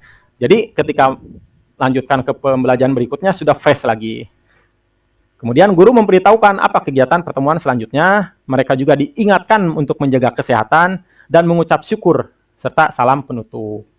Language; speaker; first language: Indonesian; non-native, local second language; Sundanese